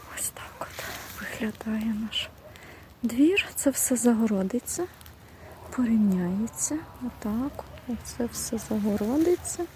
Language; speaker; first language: Ukrainian; native; Ukrainian